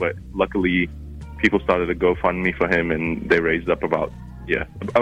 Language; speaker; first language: English; non-native, local second language; Arabic